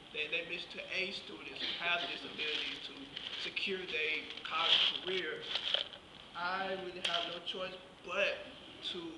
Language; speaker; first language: English; native; English